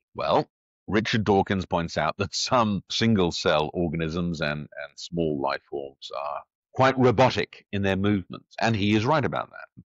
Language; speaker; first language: English; native; English